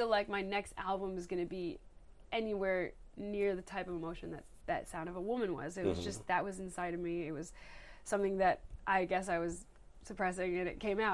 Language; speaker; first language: English; native; English